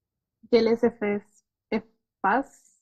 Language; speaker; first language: French; non-native, learner; Spanish